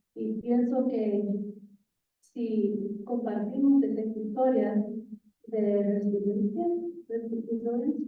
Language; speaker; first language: Spanish; early bilingual, other home language; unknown